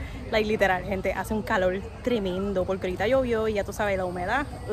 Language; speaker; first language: Spanish; early bilingual, heritage; Spanish